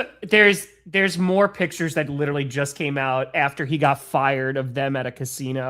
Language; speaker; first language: English; native; English